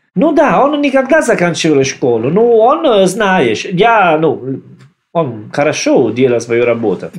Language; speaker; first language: Russian; non-native, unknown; Italian